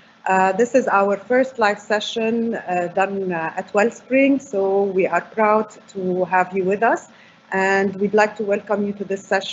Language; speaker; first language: English; non-native, fluent; Arabic